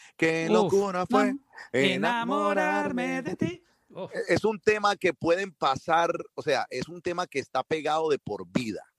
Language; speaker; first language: Spanish; early bilingual, heritage; Spanish